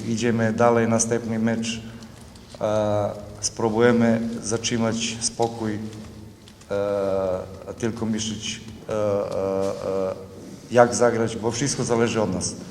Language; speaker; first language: Polish; non-native, learner; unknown